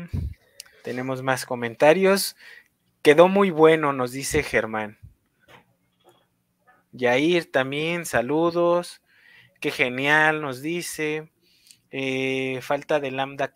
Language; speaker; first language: Spanish; native; Spanish